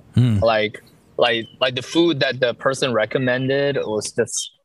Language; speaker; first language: English; early bilingual, other home language; Chinese